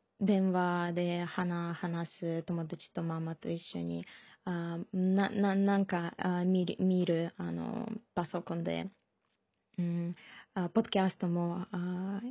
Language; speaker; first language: Japanese; non-native, learner; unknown